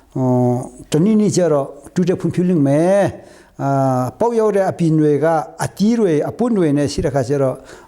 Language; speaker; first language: Burmese; non-native, local second language; Hakha Chin